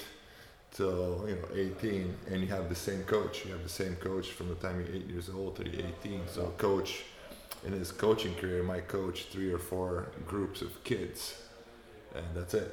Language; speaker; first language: English; non-native, fluent; Romanian